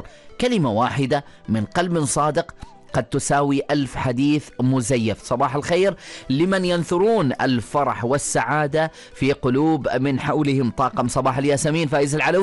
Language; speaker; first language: Arabic; native; Arabic